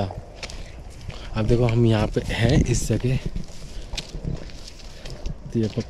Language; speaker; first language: Russian; non-native, learner; Hindi